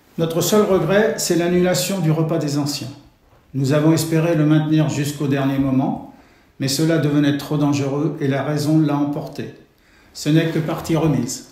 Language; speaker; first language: French; native; French